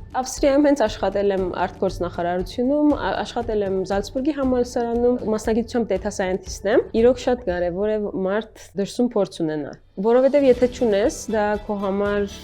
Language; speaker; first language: Armenian; native; Armenian